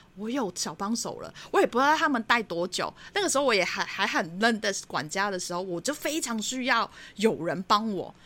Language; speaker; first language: Chinese; non-native, fluent; Cantonese